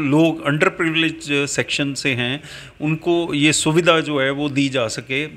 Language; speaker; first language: Hindi; native; Hindi